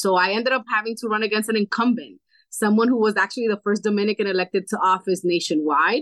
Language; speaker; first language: English; early bilingual, other home language; Spanish